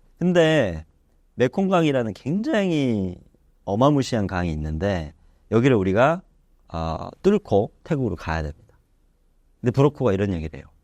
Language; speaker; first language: Korean; native; Korean